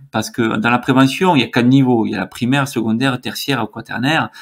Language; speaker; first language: French; native; French